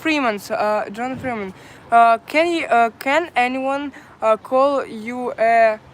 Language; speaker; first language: English; non-native, local second language; Russian